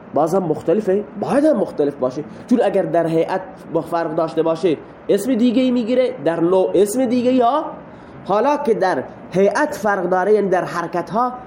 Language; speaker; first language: Persian; non-native, local second language; Baluchi